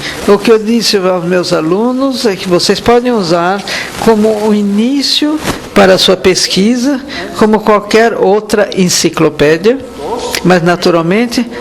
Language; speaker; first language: Portuguese; non-native, fluent; French